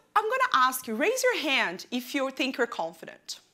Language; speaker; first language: English; non-native, fluent; Portuguese